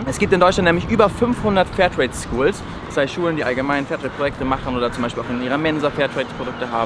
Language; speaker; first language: German; native; German